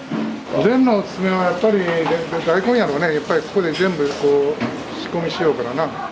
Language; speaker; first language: Japanese; native; Japanese